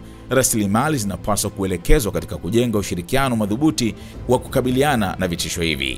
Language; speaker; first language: Swahili; native; Swahili